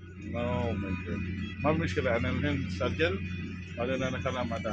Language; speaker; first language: Arabic; non-native, learner; Filipino